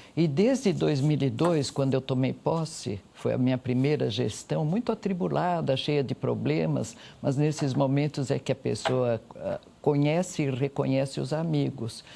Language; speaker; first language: Portuguese; native; Portuguese